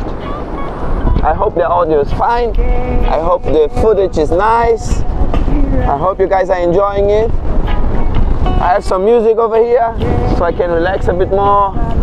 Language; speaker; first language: English; non-native, fluent; Portuguese